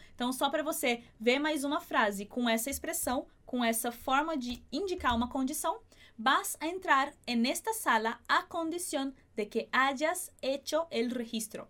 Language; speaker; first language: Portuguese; native; Portuguese